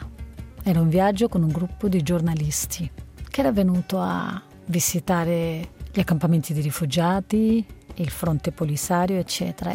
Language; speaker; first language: Italian; non-native, fluent; Arabic